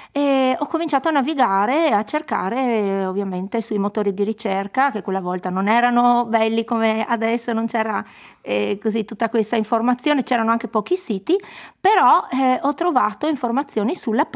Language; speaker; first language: Italian; native; Italian